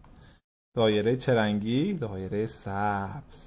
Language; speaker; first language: Persian; native; Persian